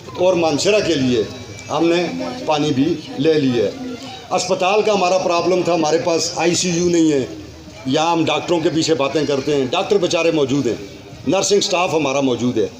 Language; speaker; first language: Urdu; non-native, local second language; Northern Hindko